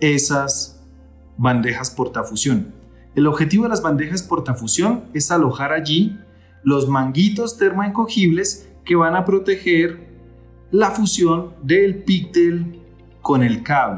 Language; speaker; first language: Spanish; native; Spanish